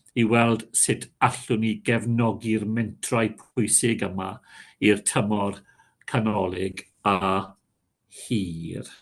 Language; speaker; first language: Welsh; non-native, local second language; English